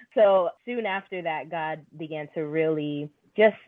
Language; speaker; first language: English; native; English